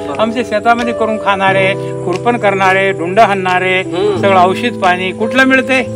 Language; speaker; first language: Marathi; non-native, local second language; Lambadi